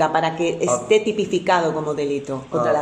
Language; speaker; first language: Spanish; native; Spanish